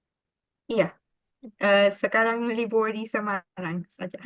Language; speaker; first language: Indonesian; non-native, learner; Vietnamese